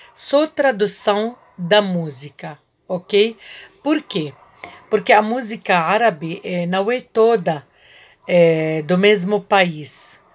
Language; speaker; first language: Portuguese; non-native, learner; Arabic